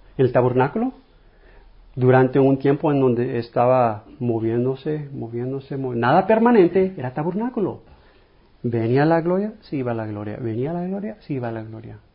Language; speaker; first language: Spanish; non-native, fluent; English